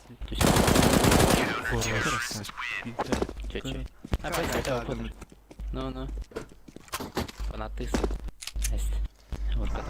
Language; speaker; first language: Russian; non-native, local second language; Yakut